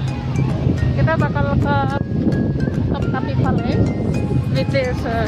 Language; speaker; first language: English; non-native, learner; Indonesian